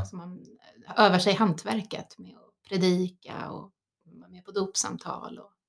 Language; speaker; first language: Swedish; early bilingual, other home language; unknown